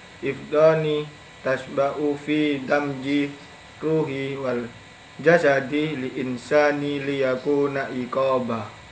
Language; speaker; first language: Arabic; non-native, learner; Indonesian